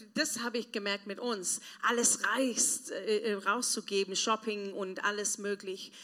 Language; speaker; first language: German; non-native, learner; English